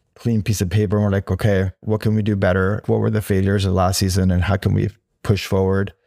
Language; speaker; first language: English; native; English